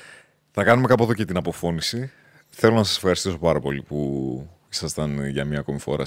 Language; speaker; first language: Greek; native; Greek